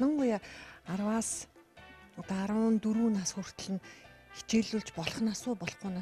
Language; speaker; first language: Mongolian; native; Mongolian